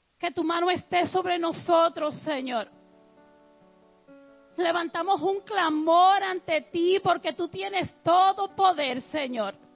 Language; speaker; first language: Spanish; early bilingual, heritage; Spanish